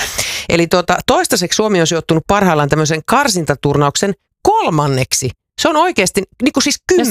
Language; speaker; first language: Finnish; native; Finnish